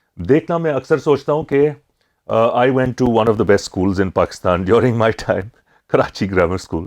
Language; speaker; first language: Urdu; native; Urdu